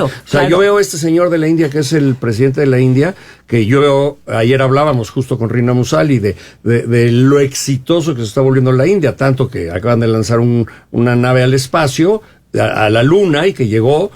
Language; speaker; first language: Spanish; native; Spanish